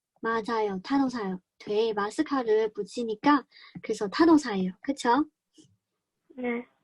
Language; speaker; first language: Korean; non-native, fluent; Chinese